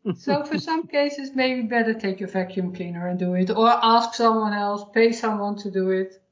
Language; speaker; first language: English; non-native, fluent; Dutch